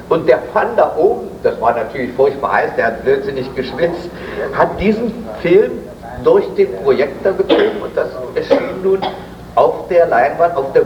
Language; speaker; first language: German; native; German